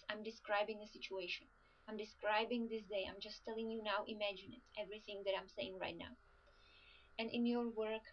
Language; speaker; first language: English; non-native, fluent; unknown